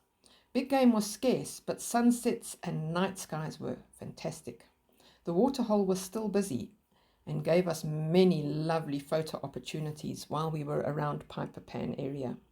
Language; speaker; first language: English; native; English